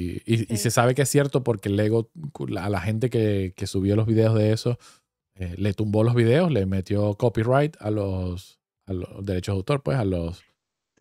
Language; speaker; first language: Spanish; native; Spanish